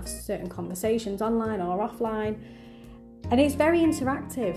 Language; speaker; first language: English; native; English